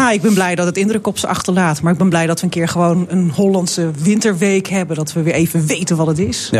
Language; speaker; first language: Dutch; native; Dutch